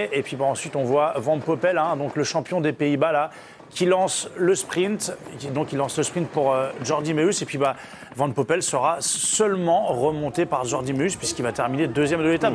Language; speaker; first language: French; native; French